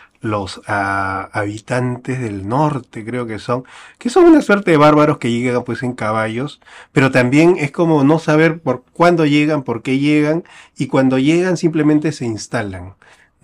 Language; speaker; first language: Spanish; native; Spanish